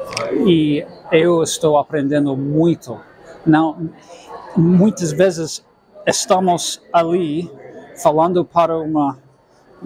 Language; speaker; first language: Portuguese; non-native, fluent; English